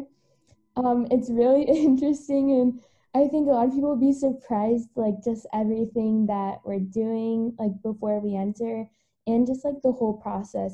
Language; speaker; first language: English; native; English